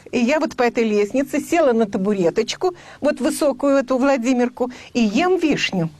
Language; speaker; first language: Russian; native; Russian